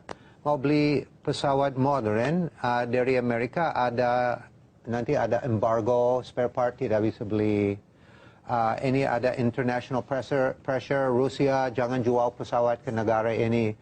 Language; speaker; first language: Indonesian; non-native, fluent; English